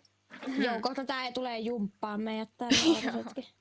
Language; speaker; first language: Finnish; native; Finnish